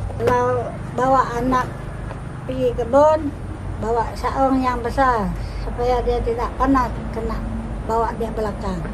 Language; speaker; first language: Malay; non-native, local second language; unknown